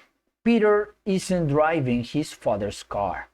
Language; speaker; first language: English; non-native, fluent; Spanish